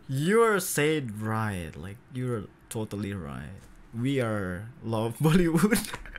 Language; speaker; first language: English; non-native, fluent; Indonesian